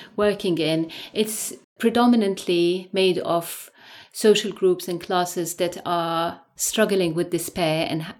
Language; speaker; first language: English; non-native, fluent; Arabic